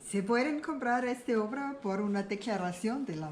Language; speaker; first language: Spanish; non-native, learner; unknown